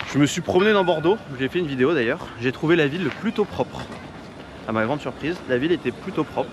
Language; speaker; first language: French; native; French